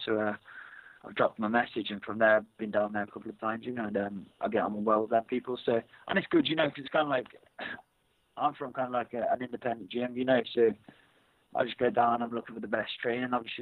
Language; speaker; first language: English; native; English